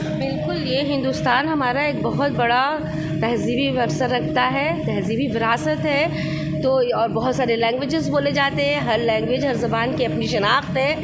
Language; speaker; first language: Urdu; native; Urdu